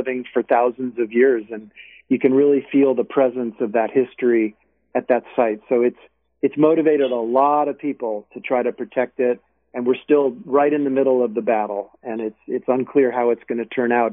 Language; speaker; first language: English; native; English